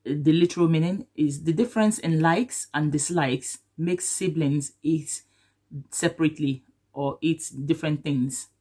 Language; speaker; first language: English; non-native, local second language; Yoruba